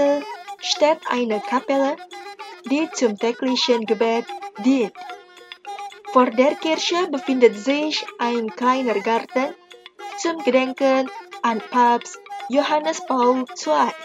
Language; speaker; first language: German; non-native, fluent; Indonesian